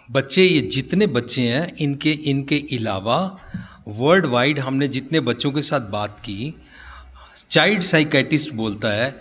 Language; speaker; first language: Hindi; non-native, local second language; Punjabi